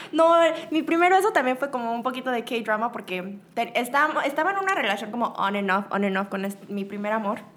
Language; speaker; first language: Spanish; early bilingual, other home language; Korean